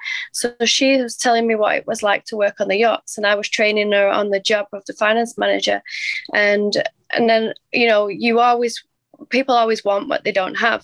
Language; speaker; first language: English; native; English